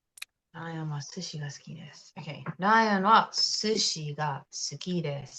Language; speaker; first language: Japanese; non-native, fluent; English